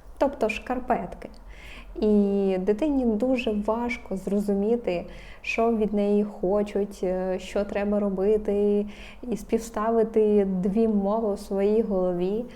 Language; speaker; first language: Ukrainian; non-native, local second language; Russian